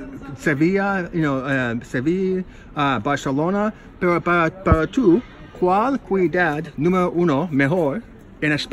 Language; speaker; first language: Spanish; non-native, learner; English